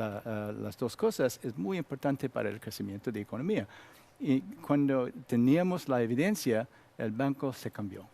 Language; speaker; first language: Spanish; non-native, learner; Korean